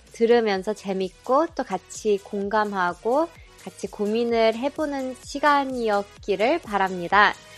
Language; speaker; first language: Korean; early bilingual, heritage; Korean